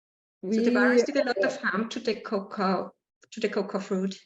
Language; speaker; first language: English; non-native, learner; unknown